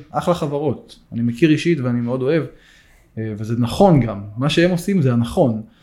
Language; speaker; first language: Hebrew; native; Hebrew